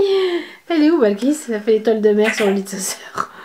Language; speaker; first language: French; native; French